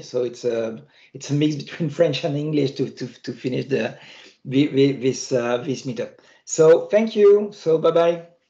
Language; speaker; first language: English; non-native, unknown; French